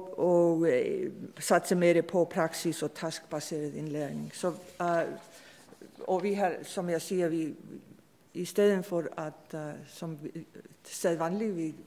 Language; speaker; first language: Danish; non-native, fluent; Icelandic